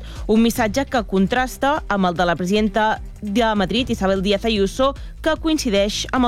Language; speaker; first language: Catalan; native; Catalan